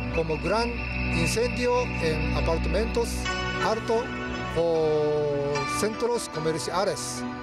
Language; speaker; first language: Spanish; non-native, learner; Japanese